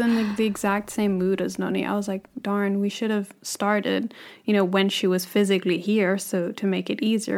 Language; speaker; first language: English; non-native, local second language; Cantonese